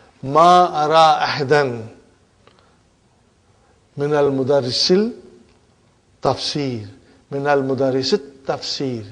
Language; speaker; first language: Arabic; non-native, fluent; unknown